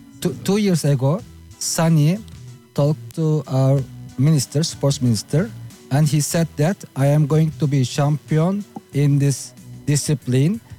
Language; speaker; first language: English; non-native, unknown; Turkish